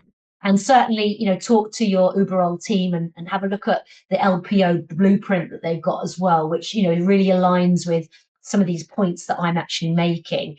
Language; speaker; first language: English; native; English